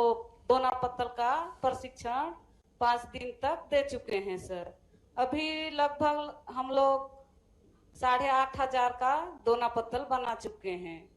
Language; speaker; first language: Hindi; non-native, local second language; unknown